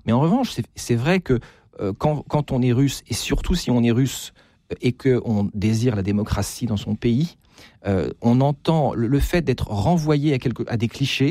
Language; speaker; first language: French; native; French